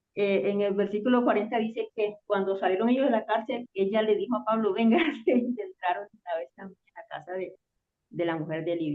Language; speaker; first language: Spanish; native; Spanish